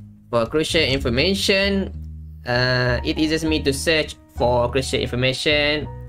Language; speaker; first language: English; non-native, local second language; Malay